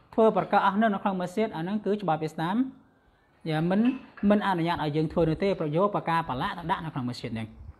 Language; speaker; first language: Khmer; non-native, local second language; Western Cham